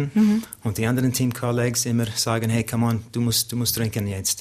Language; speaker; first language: German; non-native, learner; English